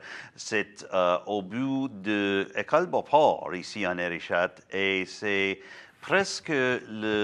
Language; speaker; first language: French; non-native, learner; English